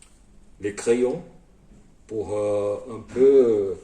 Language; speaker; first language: French; non-native, fluent; Portuguese